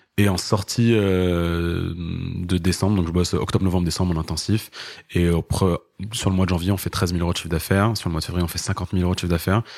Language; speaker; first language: French; non-native, local second language; Arabic